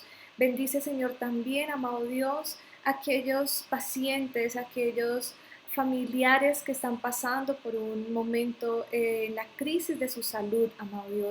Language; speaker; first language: Spanish; native; Spanish